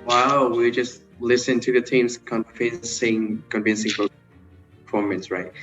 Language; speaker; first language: English; non-native, fluent; Vietnamese